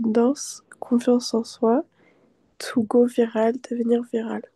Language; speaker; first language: English; non-native, learner; French